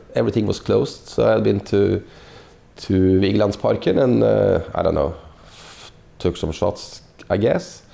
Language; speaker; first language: English; non-native, fluent; Norwegian